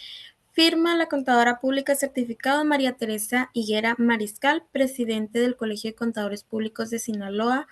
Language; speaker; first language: Spanish; native; Spanish